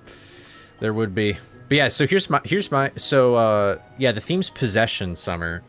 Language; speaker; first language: English; native; English